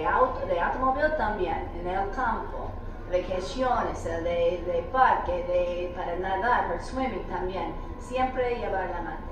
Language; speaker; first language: Spanish; non-native, learner; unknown